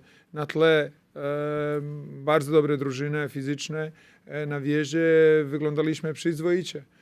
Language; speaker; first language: Polish; non-native, fluent; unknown